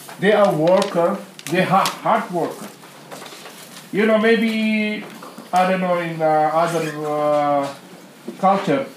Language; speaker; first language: English; non-native, learner; Indonesian